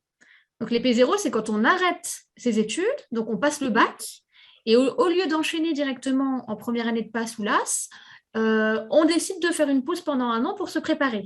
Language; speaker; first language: French; native; French